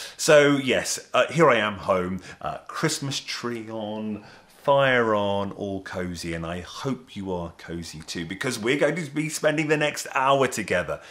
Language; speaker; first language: English; native; English